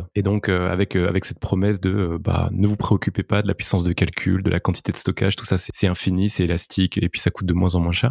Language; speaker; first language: French; native; French